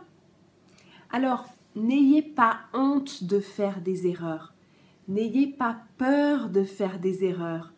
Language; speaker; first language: French; native; French